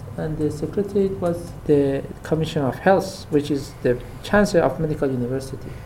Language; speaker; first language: English; non-native, fluent; Persian